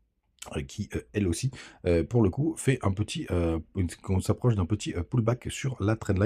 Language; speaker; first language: French; native; French